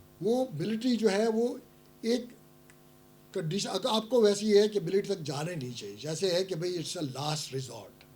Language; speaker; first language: Urdu; non-native, local second language; Pashto